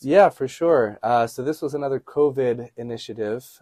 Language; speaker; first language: English; native; English